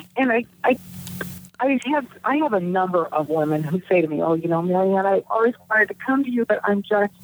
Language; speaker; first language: English; native; English